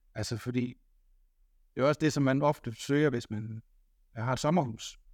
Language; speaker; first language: Danish; native; Danish